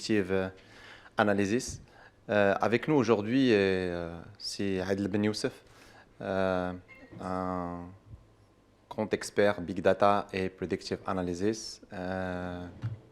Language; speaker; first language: French; non-native, local second language; Arabic